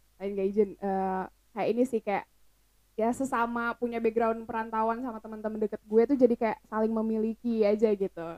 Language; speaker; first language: Indonesian; native; Indonesian